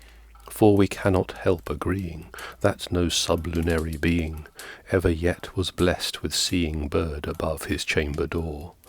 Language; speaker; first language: English; native; English